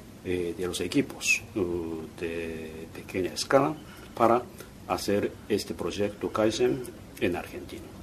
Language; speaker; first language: Spanish; non-native, fluent; Japanese